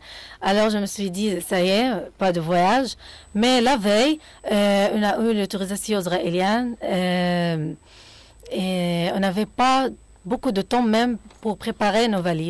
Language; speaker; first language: French; non-native, fluent; Arabic